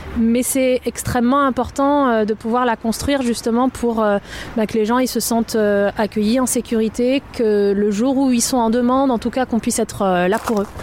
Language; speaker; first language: French; native; French